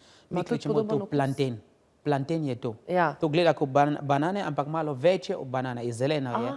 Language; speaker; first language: Slovenian; non-native, learner; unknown